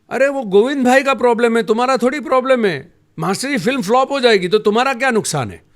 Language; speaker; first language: Hindi; non-native, local second language; Gujarati